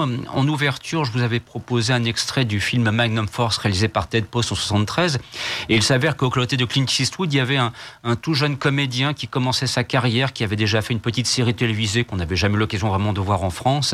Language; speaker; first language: French; native; French